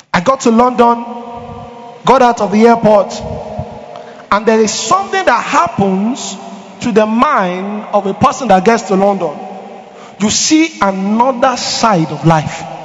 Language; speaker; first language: English; non-native, local second language; Yoruba